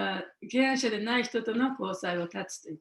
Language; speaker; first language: Japanese; native; Japanese